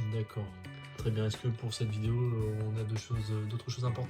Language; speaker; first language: French; native; French